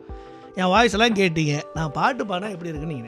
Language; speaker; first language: Tamil; native; Tamil